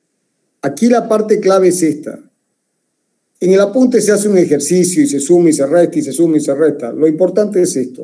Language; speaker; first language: Spanish; native; Spanish